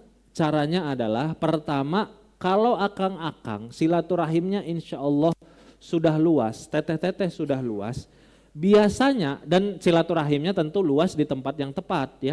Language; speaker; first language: Indonesian; non-native, local second language; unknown